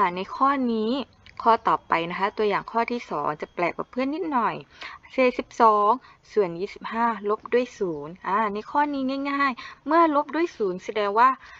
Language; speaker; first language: Thai; non-native, local second language; Malay